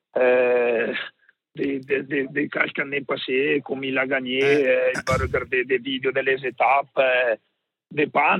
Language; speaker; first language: French; non-native, learner; Italian